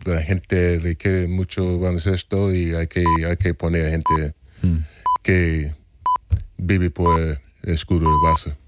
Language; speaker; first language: Spanish; non-native, fluent; English